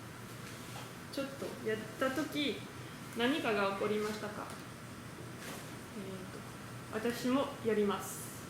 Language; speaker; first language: Japanese; non-native, learner; French